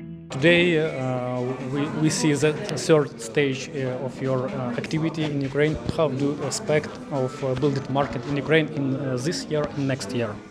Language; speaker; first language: English; non-native, learner; Ukrainian